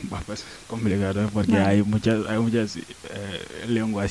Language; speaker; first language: Spanish; non-native, learner; Wolof